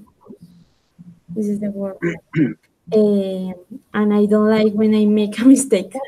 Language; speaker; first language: English; non-native, learner; Spanish